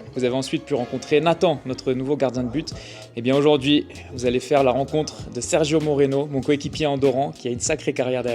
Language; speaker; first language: French; native; French